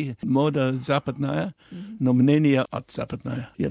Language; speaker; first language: Russian; non-native, learner; English